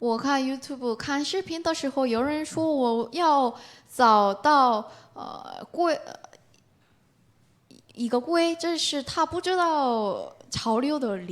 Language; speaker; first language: Chinese; non-native, learner; Korean